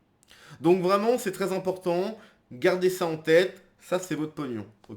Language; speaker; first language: French; native; French